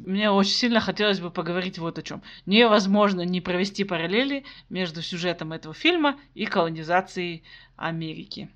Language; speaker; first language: Russian; native; Russian